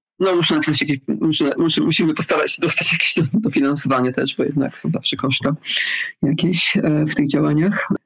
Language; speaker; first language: Polish; early bilingual, heritage; Polish